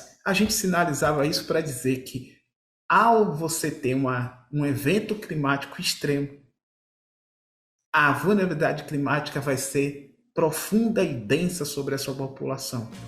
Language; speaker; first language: Portuguese; native; Portuguese